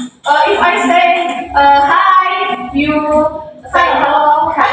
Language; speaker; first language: English; non-native, learner; Indonesian